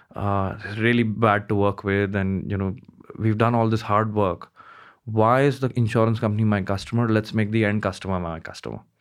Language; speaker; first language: English; non-native, local second language; Hindi